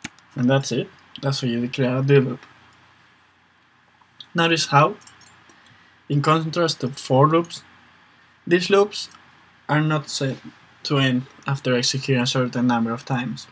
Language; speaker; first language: English; non-native, fluent; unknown